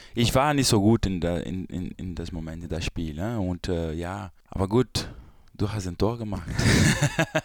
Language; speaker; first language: German; non-native, learner; Portuguese